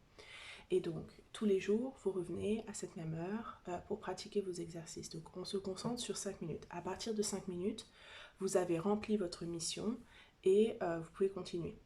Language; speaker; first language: French; native; French